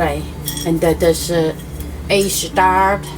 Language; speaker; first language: English; non-native, learner; Chinese